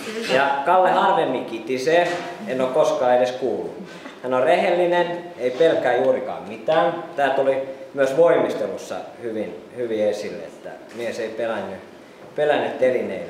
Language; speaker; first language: Finnish; native; Finnish